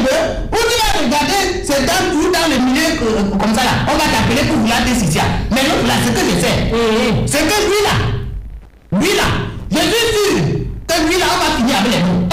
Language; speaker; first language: French; native; French